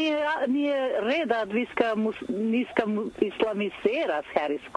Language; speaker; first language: Swedish; non-native, fluent; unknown